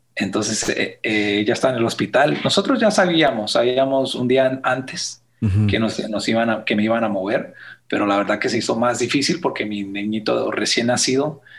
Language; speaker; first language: Spanish; early bilingual, heritage; Spanish